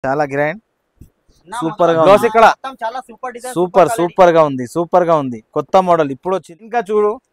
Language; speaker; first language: Telugu; non-native, local second language; Urdu